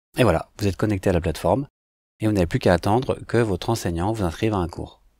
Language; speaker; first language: French; native; French